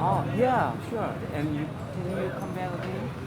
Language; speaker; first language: English; non-native, learner; Korean